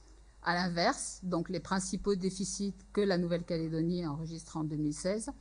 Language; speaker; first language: French; native; French